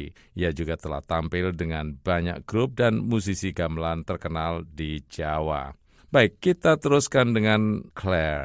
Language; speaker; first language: Indonesian; native; Indonesian